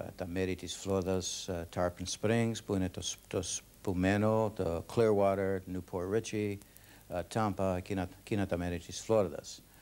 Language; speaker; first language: Greek; early bilingual, heritage; Greek